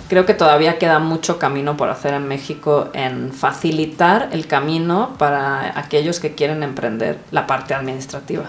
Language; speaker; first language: Spanish; non-native, local second language; Swedish